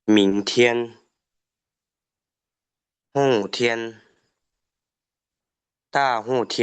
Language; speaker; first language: Chinese; non-native, learner; Lao